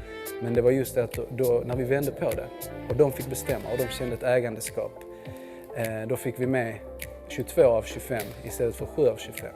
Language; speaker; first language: Swedish; native; Swedish